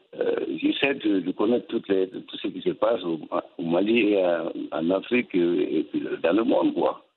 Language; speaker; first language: French; non-native, local second language; Bambara